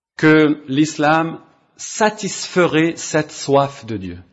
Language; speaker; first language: French; non-native, local second language; Arabic